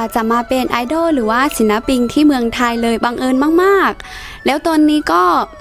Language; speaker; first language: Thai; non-native, fluent; Chinese